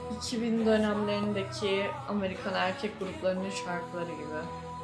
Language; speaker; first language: Turkish; native; Turkish